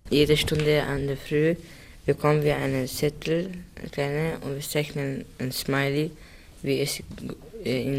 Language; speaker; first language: German; non-native, learner; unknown